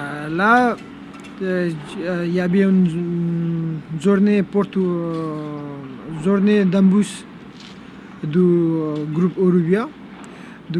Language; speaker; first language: French; non-native, fluent; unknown